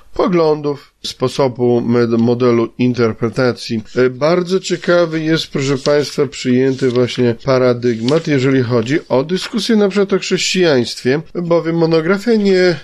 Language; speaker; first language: Polish; native; Polish